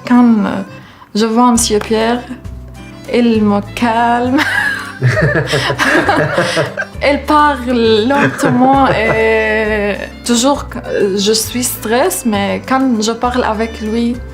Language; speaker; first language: French; non-native, learner; Arabic